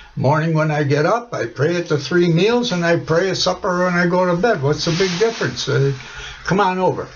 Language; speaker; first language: English; native; English